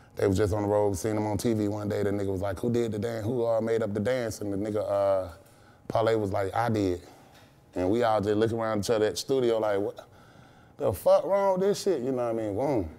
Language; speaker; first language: English; native; English